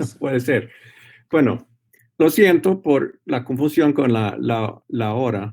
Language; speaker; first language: Spanish; non-native, fluent; English